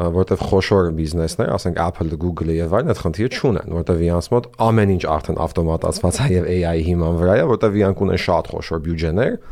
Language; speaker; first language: Armenian; early bilingual, heritage; Armenian